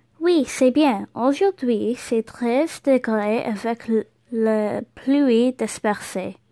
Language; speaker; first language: French; non-native, learner; English